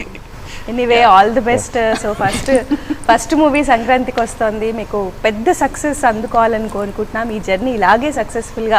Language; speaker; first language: Telugu; native; Telugu